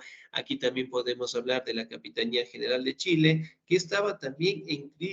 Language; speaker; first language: Spanish; native; Spanish